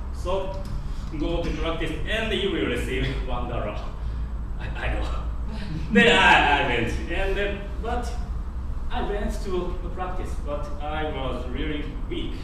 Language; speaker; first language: English; non-native, fluent; Japanese